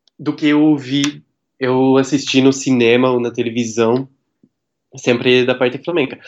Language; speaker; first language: Portuguese; non-native, fluent; Dutch